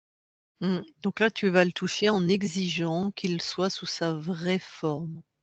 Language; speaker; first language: French; native; French